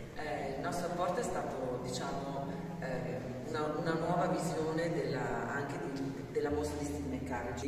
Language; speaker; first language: Italian; native; Italian